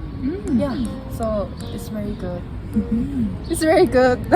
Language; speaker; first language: English; non-native, learner; Korean